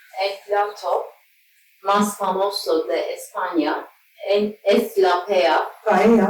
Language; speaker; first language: Spanish; non-native, learner; Turkish